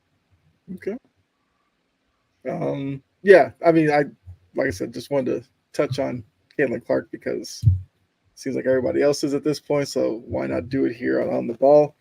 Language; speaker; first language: English; native; English